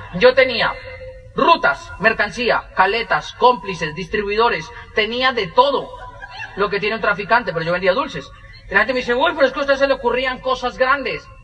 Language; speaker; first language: Spanish; native; Spanish